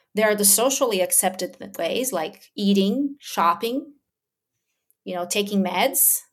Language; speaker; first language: English; early bilingual, other home language; Portuguese